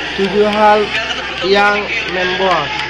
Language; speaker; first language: Indonesian; non-native, learner; Bangla